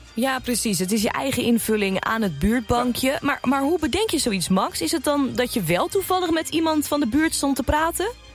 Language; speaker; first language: Dutch; native; Dutch